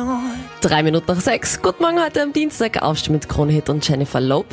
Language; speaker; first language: German; native; German